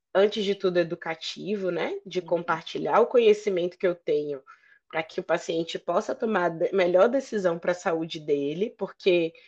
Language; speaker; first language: Portuguese; native; Portuguese